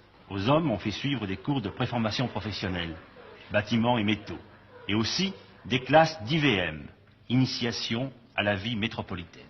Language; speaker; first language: French; native; French